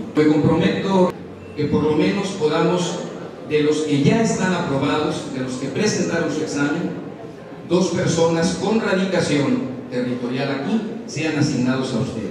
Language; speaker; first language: Spanish; native; Spanish